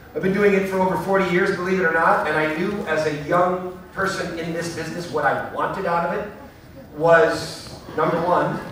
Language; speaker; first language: English; native; English